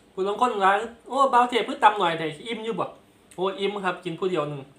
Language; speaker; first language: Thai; non-native, local second language; Lao